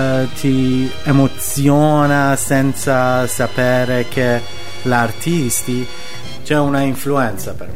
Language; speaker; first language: Italian; non-native, learner; Persian